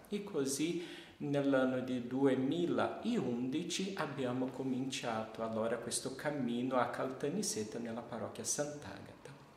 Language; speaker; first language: Italian; non-native, fluent; Portuguese